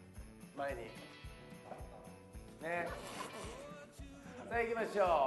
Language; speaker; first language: Japanese; native; Japanese